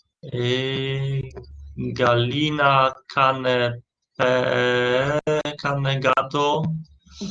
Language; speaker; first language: Italian; non-native, learner; Polish